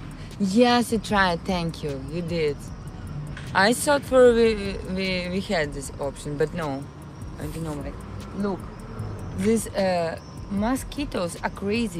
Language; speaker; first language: English; non-native, learner; Russian